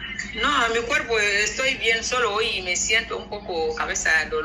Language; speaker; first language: Spanish; non-native, learner; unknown